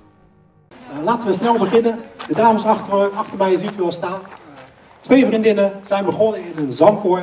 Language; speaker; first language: Dutch; native; Dutch